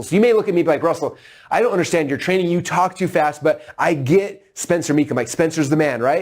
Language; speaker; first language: English; native; English